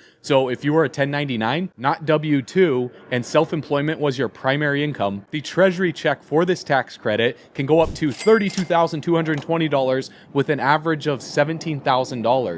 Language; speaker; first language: English; native; English